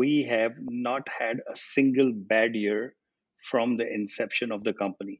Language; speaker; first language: English; non-native, local second language; Gujarati